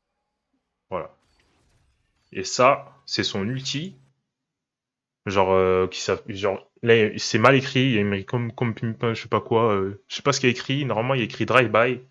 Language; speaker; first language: French; native; French